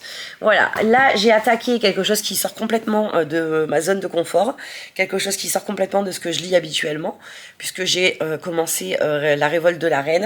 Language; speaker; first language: French; native; French